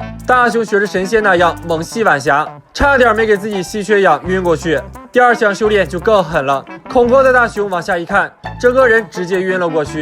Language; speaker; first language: Chinese; native; Chinese